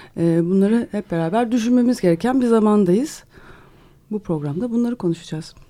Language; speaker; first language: Turkish; native; Turkish